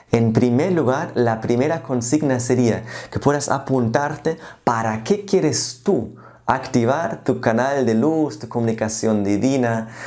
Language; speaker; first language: Spanish; non-native, fluent; German